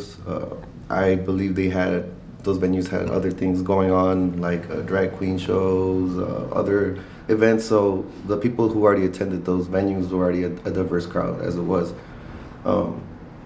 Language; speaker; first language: English; early bilingual, other home language; Spanish